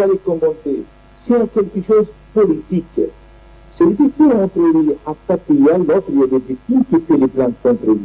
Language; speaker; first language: French; non-native, learner; Arabic